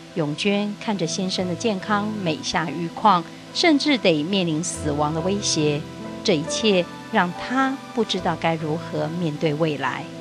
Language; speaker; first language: Chinese; native; Chinese